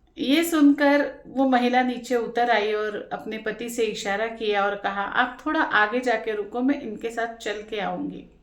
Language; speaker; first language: Hindi; non-native, local second language; Marathi